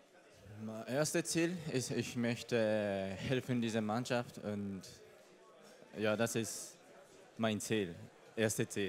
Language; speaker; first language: German; non-native, learner; Japanese